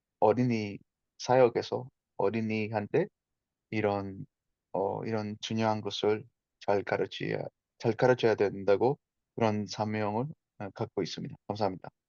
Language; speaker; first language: Korean; non-native, fluent; Spanish